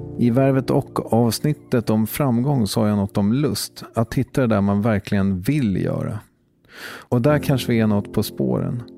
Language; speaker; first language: Swedish; native; Swedish